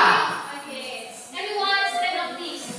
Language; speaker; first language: English; non-native, learner; Indonesian